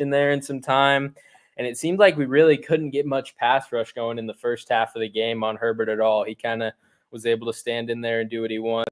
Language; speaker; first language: English; native; English